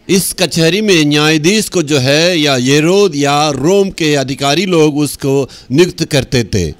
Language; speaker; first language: Hindi; non-native, local second language; Tamil